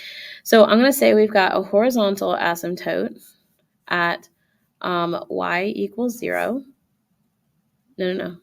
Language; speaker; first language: English; native; English